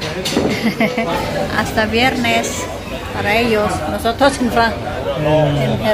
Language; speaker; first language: Spanish; non-native, learner; Indonesian